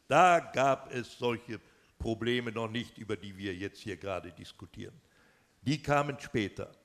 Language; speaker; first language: German; native; German